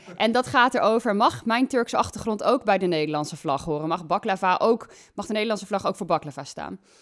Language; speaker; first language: Dutch; native; Dutch